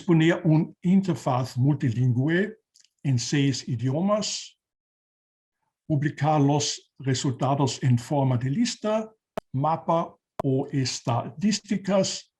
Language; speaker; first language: Spanish; non-native, learner; German